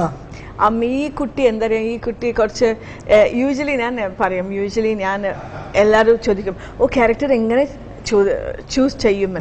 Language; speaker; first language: Malayalam; non-native, learner; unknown